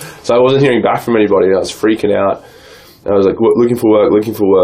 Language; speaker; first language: English; native; English